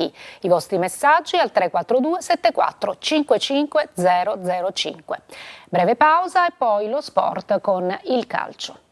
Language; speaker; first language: Italian; native; Italian